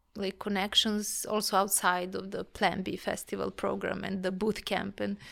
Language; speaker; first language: English; non-native, fluent; Serbian